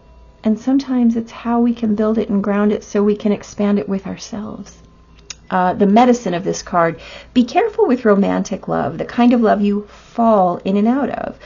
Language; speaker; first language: English; native; English